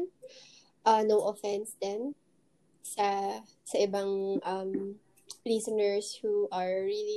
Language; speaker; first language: English; non-native, local second language; Filipino